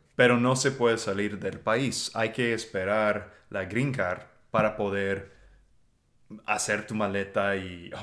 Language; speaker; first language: Spanish; non-native, fluent; English